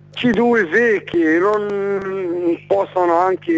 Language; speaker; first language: Italian; non-native, learner; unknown